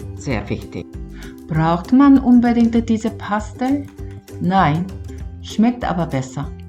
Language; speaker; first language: German; non-native, learner; Korean